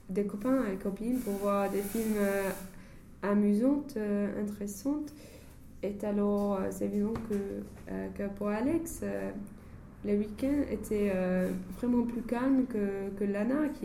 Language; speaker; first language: French; non-native, fluent; English